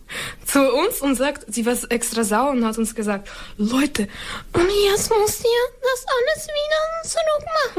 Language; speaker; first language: German; non-native, learner; Ukrainian